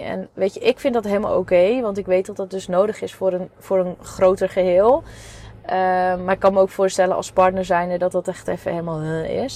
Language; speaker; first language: Dutch; native; Dutch